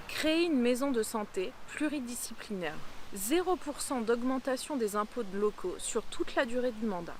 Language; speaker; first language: French; native; French